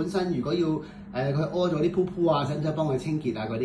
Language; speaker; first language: Cantonese; native; Cantonese